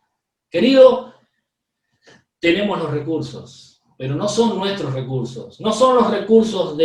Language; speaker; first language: Spanish; native; Spanish